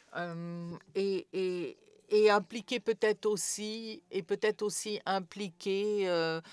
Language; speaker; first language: French; non-native, fluent; Serbian